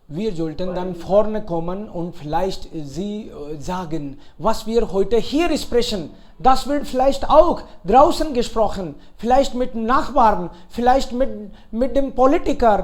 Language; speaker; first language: German; non-native, fluent; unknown